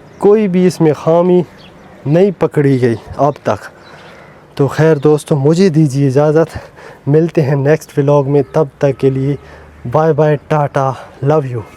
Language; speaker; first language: Urdu; non-native, local second language; Saraiki